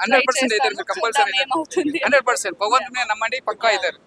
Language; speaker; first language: Telugu; native; Telugu